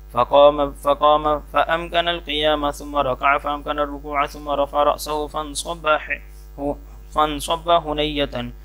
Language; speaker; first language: Arabic; non-native, fluent; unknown